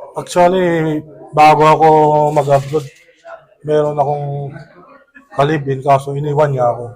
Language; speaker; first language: Filipino; native; Filipino